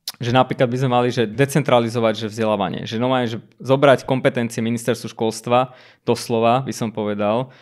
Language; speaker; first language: Slovak; early bilingual, other home language; Armenian